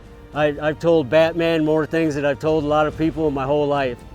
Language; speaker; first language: English; native; English